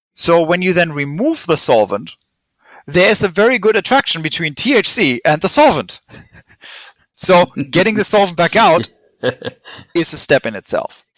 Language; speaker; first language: English; non-native, fluent; German